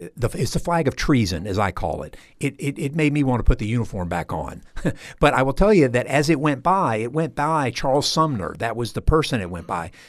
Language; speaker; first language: English; native; English